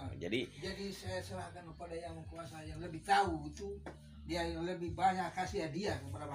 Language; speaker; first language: Indonesian; non-native, local second language; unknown